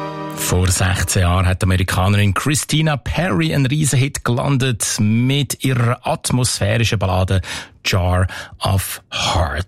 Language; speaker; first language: German; native; German